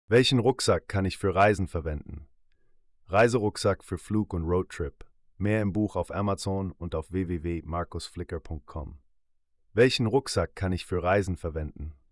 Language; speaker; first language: German; native; German